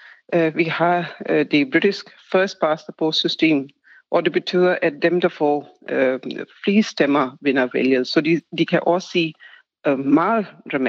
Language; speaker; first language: Danish; non-native, fluent; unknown